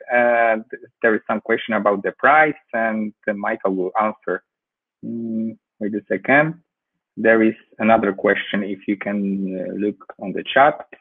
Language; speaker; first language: English; non-native, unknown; Polish